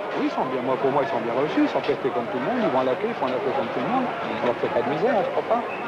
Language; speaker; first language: French; native; French